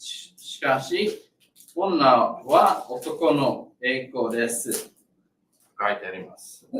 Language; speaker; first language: Japanese; non-native, learner; English